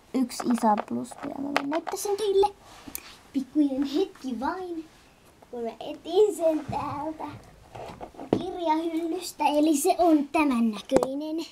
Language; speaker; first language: Finnish; native; Finnish